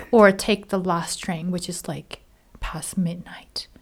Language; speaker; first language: English; non-native, fluent; Japanese